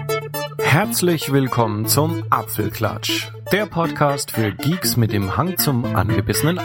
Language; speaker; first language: German; native; German